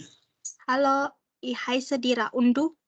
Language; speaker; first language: German; non-native, learner; Indonesian